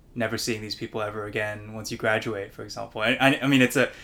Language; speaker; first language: English; non-native, local second language; Cantonese